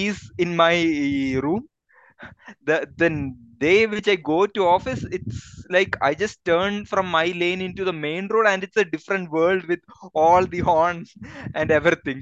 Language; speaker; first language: English; non-native, local second language; Malayalam